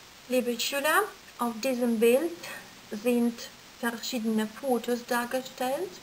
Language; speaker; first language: German; non-native, fluent; Russian